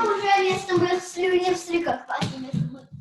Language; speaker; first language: Russian; early bilingual, heritage; Russian